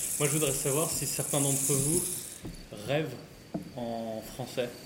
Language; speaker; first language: French; native; French